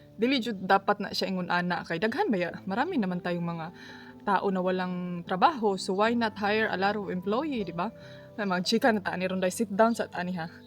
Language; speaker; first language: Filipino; non-native, local second language; Cebuano